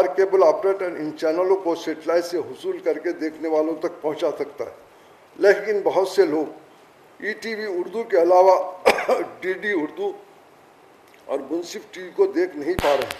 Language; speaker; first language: Urdu; native; Urdu